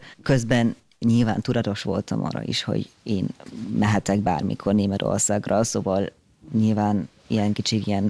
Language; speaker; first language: Hungarian; early bilingual, heritage; German